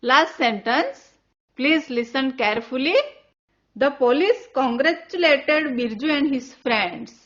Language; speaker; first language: English; non-native, local second language; Gujarati